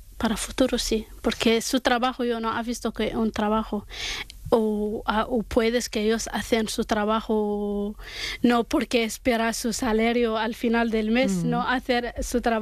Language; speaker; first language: Spanish; non-native, learner; Arabic